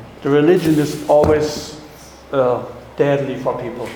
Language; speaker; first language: English; non-native, fluent; German